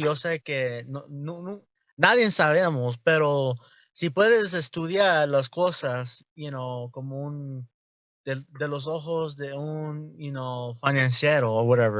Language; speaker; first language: Spanish; non-native, learner; English